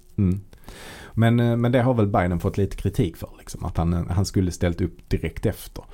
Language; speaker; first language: Swedish; native; Swedish